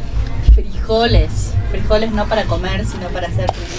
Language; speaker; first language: Spanish; native; Spanish